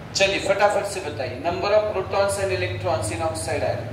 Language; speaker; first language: Hindi; non-native, local second language; Marathi